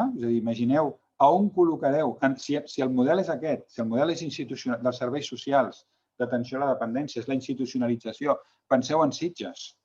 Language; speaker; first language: Catalan; native; Catalan